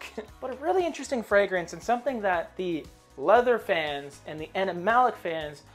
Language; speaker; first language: English; native; English